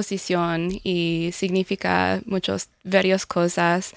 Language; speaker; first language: Spanish; non-native, learner; English